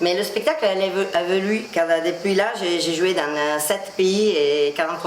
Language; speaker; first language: French; non-native, fluent; Italian